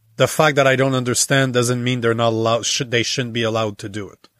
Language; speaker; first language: English; native; English